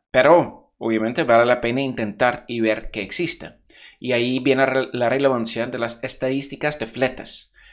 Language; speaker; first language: Spanish; non-native, fluent; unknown